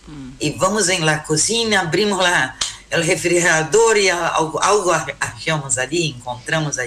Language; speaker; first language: Spanish; non-native, learner; Portuguese